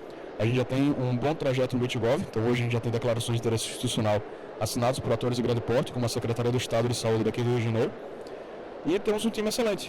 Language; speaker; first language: Portuguese; native; Portuguese